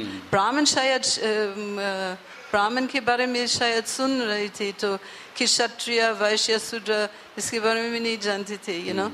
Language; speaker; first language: Hindi; non-native, learner; English